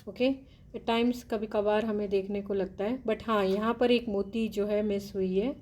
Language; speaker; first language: Hindi; non-native, local second language; Telugu